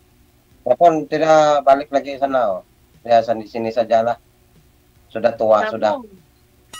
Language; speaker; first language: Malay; non-native, learner; Filipino